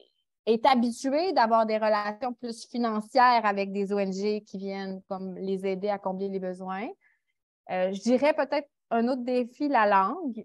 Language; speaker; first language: French; native; French